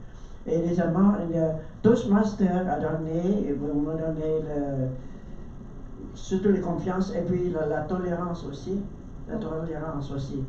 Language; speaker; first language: French; non-native, learner; Vietnamese